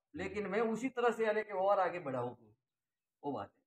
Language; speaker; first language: Hindi; non-native, local second language; Gujarati